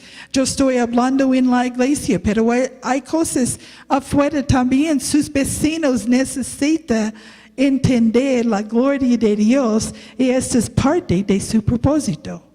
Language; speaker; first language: Spanish; non-native, learner; English